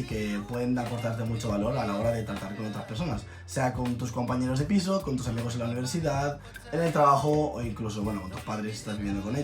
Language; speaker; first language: Spanish; native; Spanish